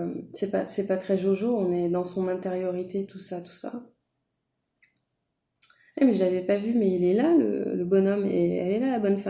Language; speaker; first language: French; native; French